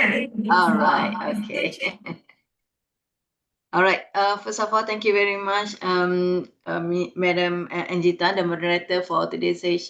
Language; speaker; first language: English; non-native, fluent; Malay